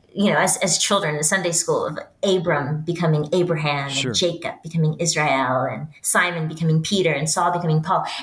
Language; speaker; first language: English; native; English